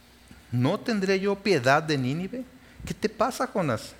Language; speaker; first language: Spanish; native; Spanish